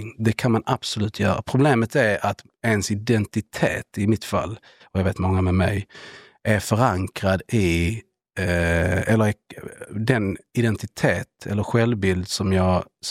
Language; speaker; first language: Swedish; native; Swedish